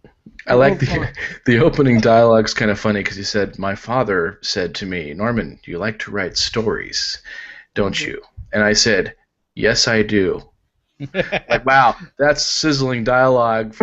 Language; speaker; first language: English; native; English